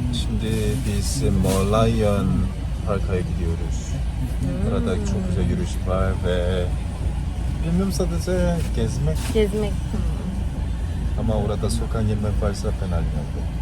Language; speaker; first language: Turkish; non-native, learner; Korean